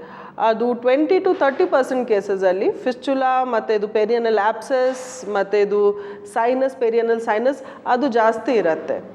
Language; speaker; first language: Kannada; non-native, learner; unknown